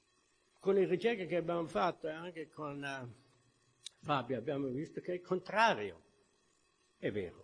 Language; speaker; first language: Italian; non-native, fluent; German